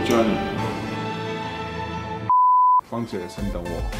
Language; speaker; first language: Chinese; non-native, fluent; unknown